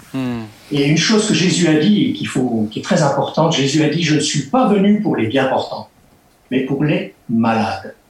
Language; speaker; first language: French; native; French